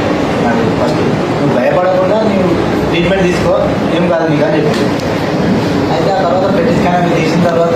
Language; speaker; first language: Telugu; native; Telugu